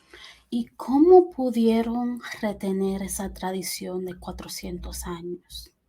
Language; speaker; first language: Spanish; early bilingual, heritage; Spanish